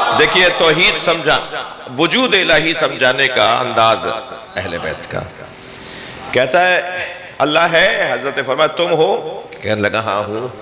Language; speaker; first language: Urdu; native; Urdu